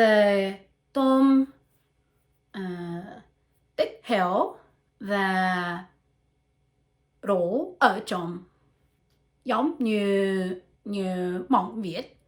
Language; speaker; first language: Vietnamese; non-native, learner; French